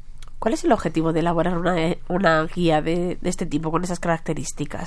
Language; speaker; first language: Spanish; native; Spanish